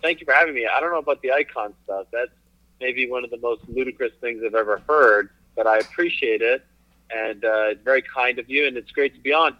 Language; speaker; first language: English; native; English